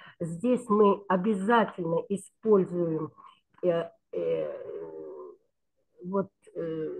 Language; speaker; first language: Russian; non-native, local second language; Kyrgyz